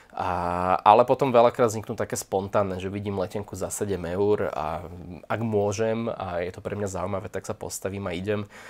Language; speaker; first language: Slovak; native; Slovak